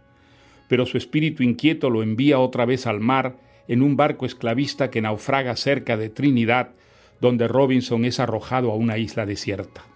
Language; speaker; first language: Spanish; native; Spanish